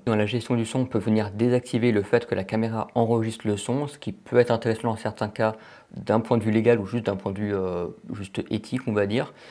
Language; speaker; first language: French; native; French